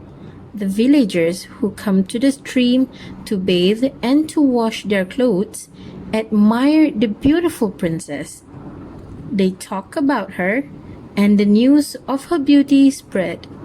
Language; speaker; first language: English; non-native, local second language; Malay